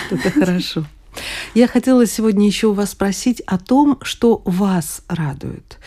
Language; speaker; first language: Russian; native; Russian